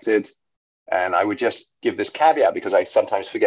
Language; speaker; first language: English; native; English